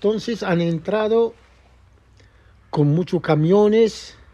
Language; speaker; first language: Spanish; non-native, fluent; Arabic